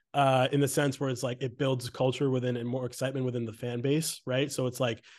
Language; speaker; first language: English; native; English